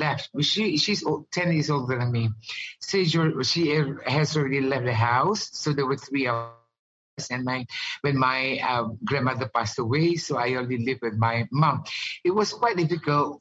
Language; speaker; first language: English; non-native, local second language; Malay